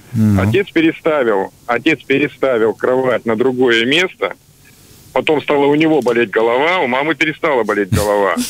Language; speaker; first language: Russian; native; Russian